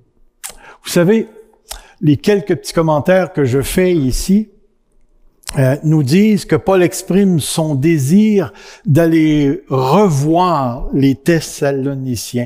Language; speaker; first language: French; native; French